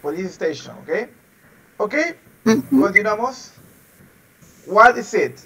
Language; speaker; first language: English; non-native, fluent; Spanish